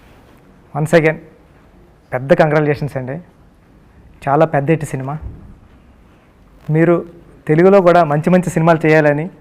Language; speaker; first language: Telugu; native; Telugu